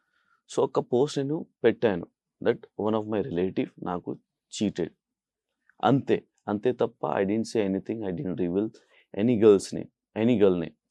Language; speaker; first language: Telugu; non-native, local second language; Urdu